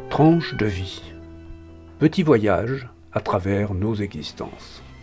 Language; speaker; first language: French; native; French